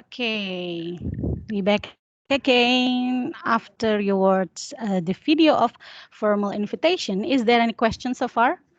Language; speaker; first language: English; non-native, fluent; Indonesian